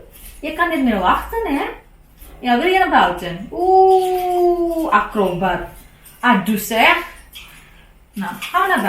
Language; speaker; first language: Dutch; non-native, fluent; Indonesian